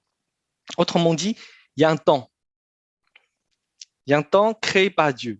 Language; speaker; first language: French; non-native, fluent; Chinese